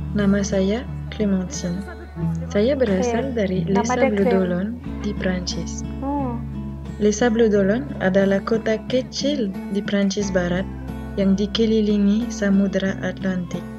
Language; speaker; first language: Indonesian; non-native, fluent; French